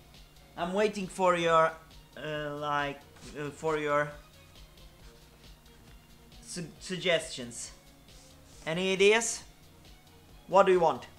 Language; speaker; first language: English; non-native, fluent; Polish